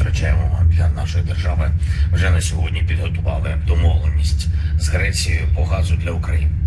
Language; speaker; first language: Ukrainian; non-native, local second language; Russian